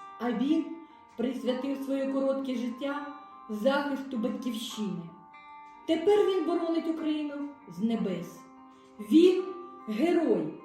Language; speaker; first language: Ukrainian; native; Ukrainian